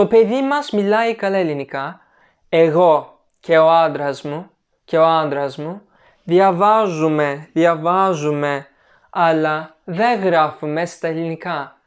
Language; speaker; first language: Greek; non-native, learner; Turkish